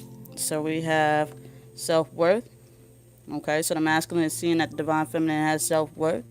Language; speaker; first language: English; native; English